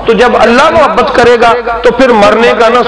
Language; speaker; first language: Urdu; non-native, local second language; Punjabi